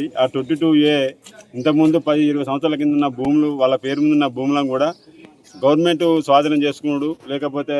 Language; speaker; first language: Telugu; native; Telugu